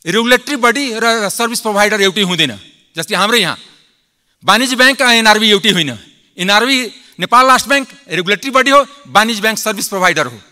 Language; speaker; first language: Nepali; non-native, local second language; Maithili